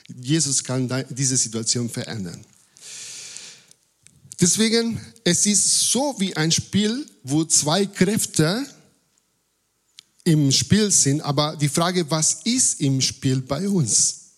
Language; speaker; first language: German; non-native, fluent; Spanish